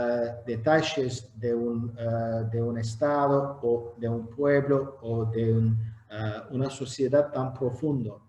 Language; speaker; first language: Spanish; non-native, fluent; Azerbaijani